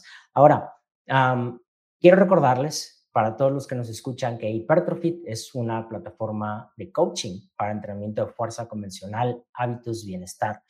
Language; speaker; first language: Spanish; native; Spanish